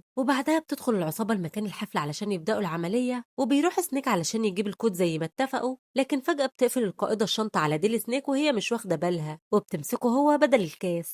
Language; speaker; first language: Arabic; native; Arabic